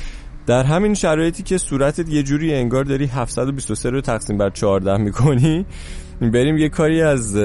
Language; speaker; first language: Persian; native; Persian